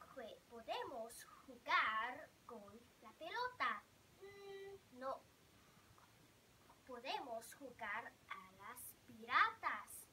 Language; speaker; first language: Spanish; non-native, learner; Vietnamese